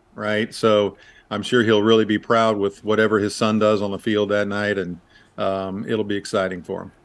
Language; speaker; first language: English; native; English